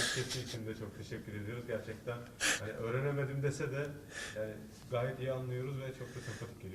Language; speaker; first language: Turkish; native; Turkish